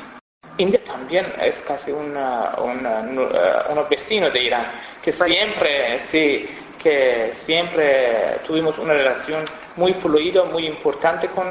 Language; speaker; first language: Spanish; non-native, fluent; Persian